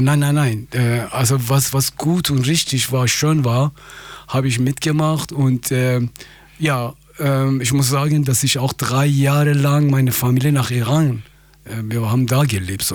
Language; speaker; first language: German; non-native, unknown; Persian